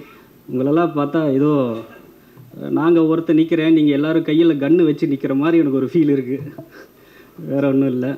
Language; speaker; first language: Tamil; native; Tamil